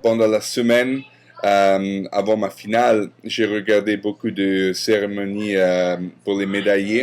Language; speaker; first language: French; non-native, fluent; German